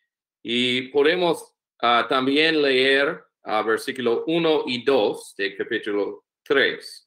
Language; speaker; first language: Spanish; non-native, learner; English